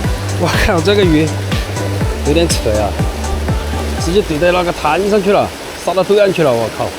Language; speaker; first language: Chinese; native; Chinese